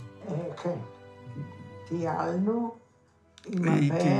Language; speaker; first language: Hebrew; non-native, fluent; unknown